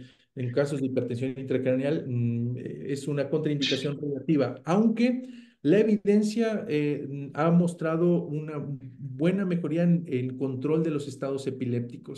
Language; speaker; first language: Spanish; native; Spanish